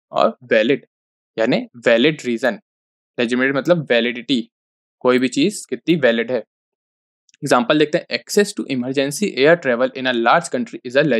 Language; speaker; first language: Hindi; native; Hindi